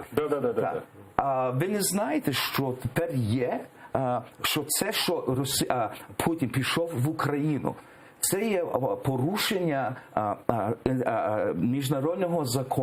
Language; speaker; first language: Ukrainian; early bilingual, heritage; English